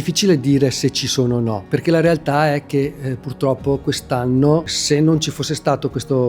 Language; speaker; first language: Italian; native; Italian